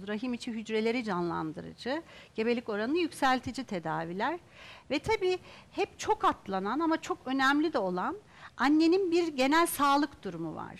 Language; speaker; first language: Turkish; native; Turkish